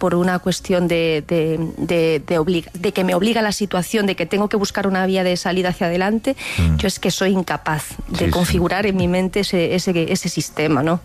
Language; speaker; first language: Spanish; native; Spanish